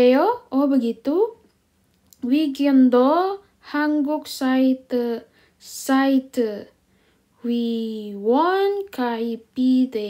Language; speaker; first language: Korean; non-native, learner; Indonesian